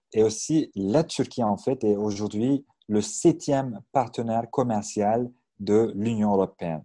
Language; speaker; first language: French; non-native, fluent; Turkish